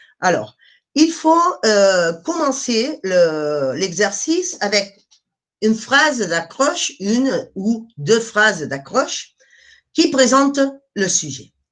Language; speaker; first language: French; non-native, fluent; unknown